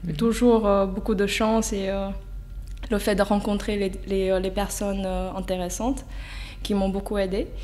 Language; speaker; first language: French; non-native, fluent; Chinese